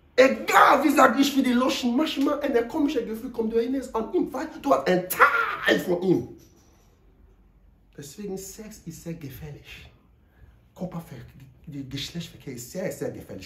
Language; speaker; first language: German; non-native, learner; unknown